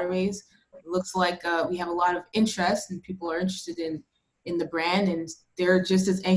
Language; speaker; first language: English; native; English